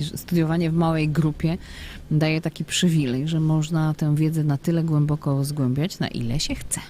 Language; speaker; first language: Polish; native; Polish